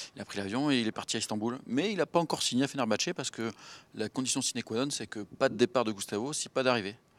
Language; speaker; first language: French; native; French